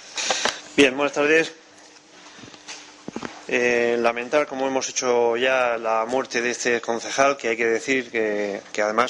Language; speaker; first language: Spanish; native; Spanish